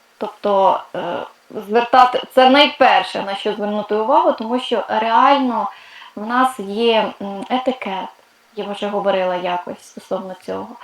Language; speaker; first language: Ukrainian; non-native, local second language; Russian